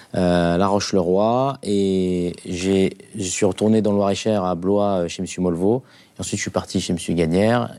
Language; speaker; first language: French; non-native, local second language; Arabic